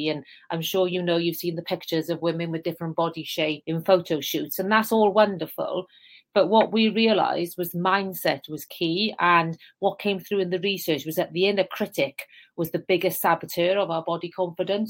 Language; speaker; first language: English; native; English